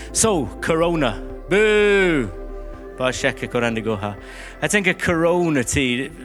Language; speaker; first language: Norwegian; non-native, fluent; English